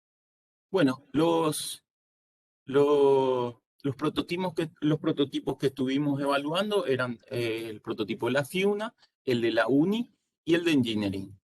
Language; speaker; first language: Spanish; native; Spanish